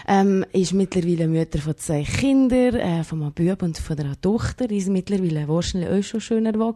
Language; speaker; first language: German; native; German